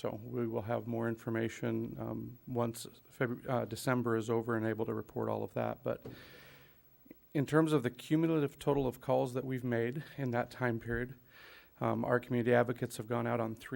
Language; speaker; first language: English; native; English